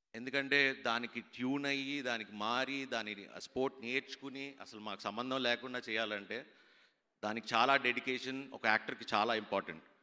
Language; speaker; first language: Telugu; native; Telugu